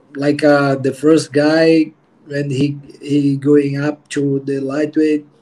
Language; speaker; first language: English; non-native, learner; Portuguese